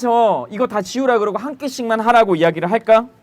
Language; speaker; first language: Korean; native; Korean